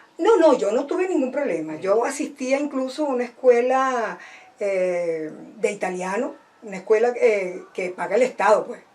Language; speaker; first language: Spanish; native; Spanish